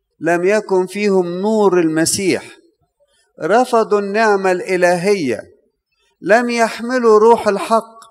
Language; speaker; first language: Arabic; native; Arabic